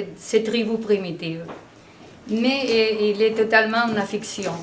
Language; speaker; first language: French; non-native, learner; Spanish